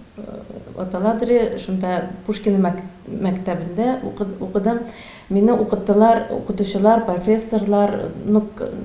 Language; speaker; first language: Tatar; native; Tatar